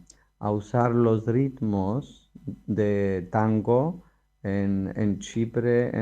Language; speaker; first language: Spanish; non-native, fluent; Greek